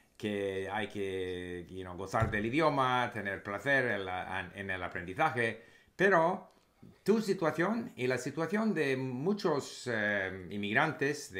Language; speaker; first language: Spanish; non-native, fluent; English